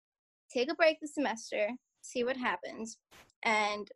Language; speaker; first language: English; native; English